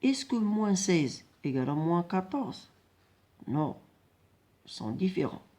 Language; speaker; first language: French; non-native, local second language; Arabic